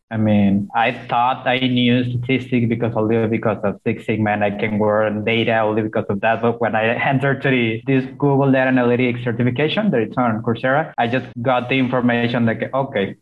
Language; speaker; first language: English; non-native, fluent; Spanish